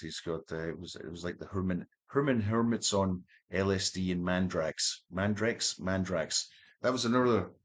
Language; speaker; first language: English; native; English